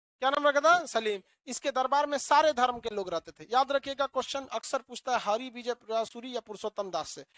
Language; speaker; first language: Hindi; native; Hindi